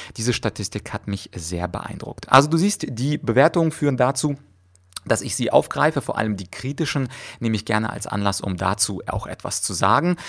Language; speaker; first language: German; early bilingual, other home language; Russian